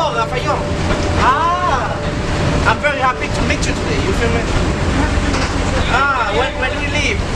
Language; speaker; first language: English; non-native, learner; Haitian Creole